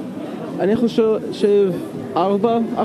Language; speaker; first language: Hebrew; non-native, learner; English